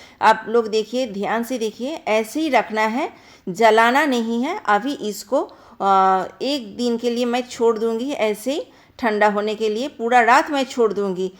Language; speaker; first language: Hindi; non-native, local second language; Bangla